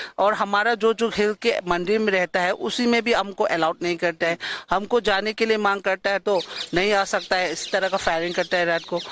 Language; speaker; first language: Hindi; non-native, local second language; Manipuri